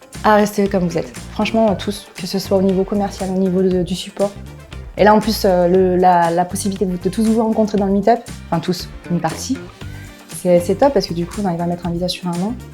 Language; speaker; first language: French; native; French